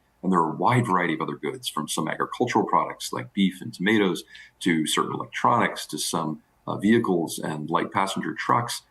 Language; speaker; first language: English; native; English